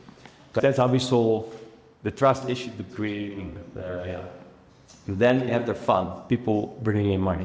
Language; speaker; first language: English; non-native, fluent; Dutch